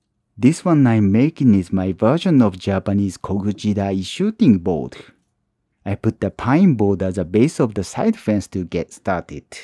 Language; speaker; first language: English; non-native, fluent; Japanese